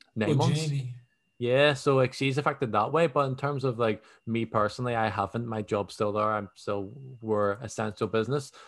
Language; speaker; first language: English; native; English